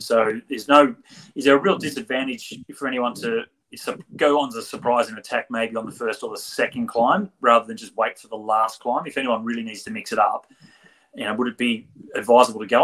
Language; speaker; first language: English; native; English